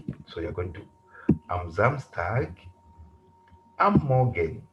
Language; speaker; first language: German; non-native, fluent; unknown